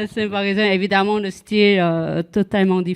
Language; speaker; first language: French; non-native, fluent; Korean